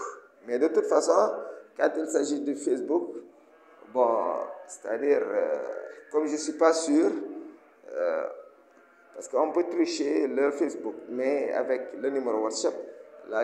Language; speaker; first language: French; non-native, local second language; Wolof